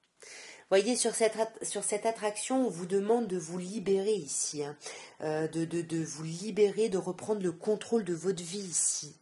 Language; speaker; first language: French; native; French